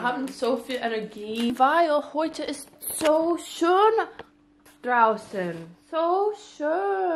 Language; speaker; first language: German; non-native, learner; English